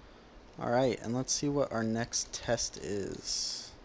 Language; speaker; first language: English; native; English